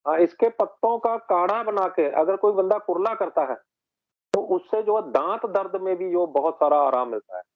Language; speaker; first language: Hindi; non-native, local second language; Punjabi